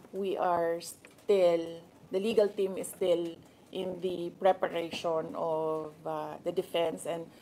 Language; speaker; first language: English; non-native, local second language; Filipino